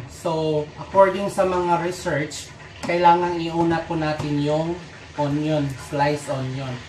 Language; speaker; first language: Filipino; non-native, local second language; Cebuano